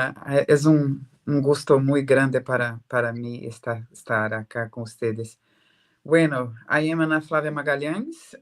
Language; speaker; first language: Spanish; non-native, learner; Portuguese